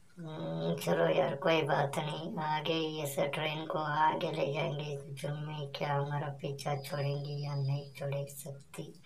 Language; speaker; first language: Hindi; non-native, local second language; Marathi